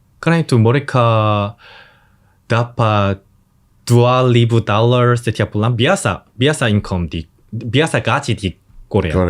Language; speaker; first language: Indonesian; non-native, learner; Korean